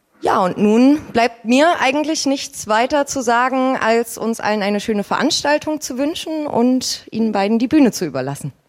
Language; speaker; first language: German; native; German